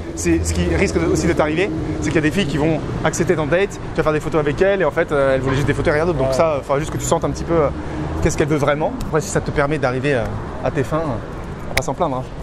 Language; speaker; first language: French; native; French